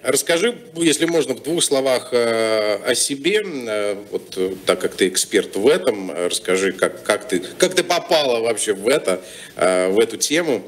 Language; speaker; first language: Russian; native; Russian